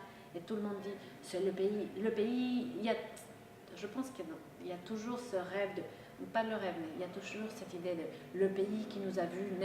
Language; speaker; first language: French; non-native, local second language; Spanish